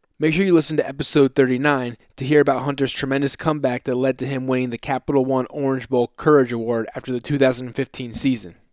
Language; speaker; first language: English; native; English